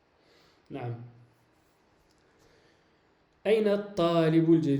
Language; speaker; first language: Arabic; non-native, fluent; French